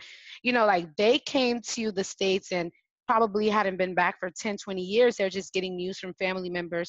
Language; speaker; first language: English; early bilingual, other home language; French